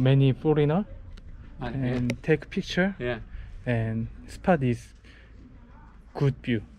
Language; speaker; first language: English; non-native, learner; Korean